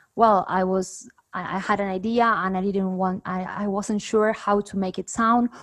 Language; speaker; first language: English; non-native, fluent; Spanish